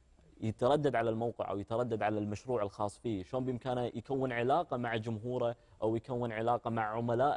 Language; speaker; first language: Arabic; native; Arabic